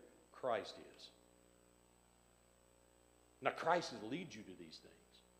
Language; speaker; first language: English; native; English